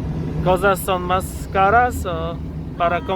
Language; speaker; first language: Spanish; non-native, learner; Polish